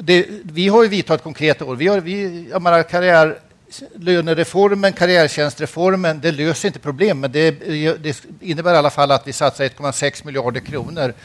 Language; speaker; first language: Swedish; native; Swedish